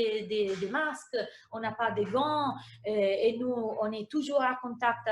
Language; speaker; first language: French; non-native, fluent; Italian